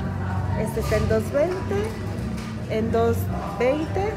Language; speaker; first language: Spanish; native; Spanish